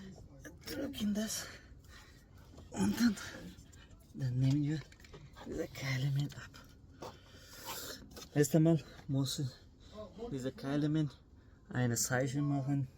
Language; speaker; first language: German; non-native, learner; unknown